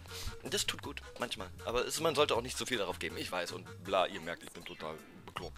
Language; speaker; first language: German; native; German